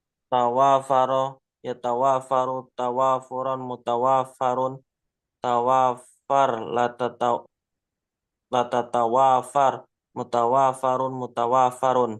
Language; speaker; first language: Arabic; non-native, learner; Indonesian